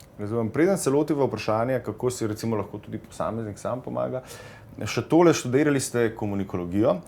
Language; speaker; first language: Slovenian; native; Slovenian